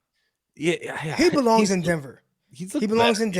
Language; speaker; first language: English; native; English